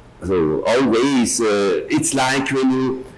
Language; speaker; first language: English; non-native, learner; German